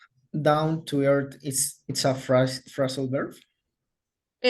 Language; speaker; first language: English; non-native, learner; Spanish